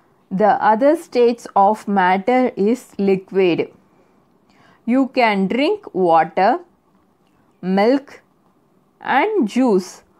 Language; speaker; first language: English; non-native, local second language; Tamil